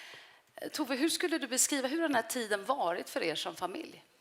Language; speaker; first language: Swedish; native; Swedish